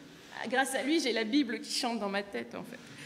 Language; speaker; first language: French; native; French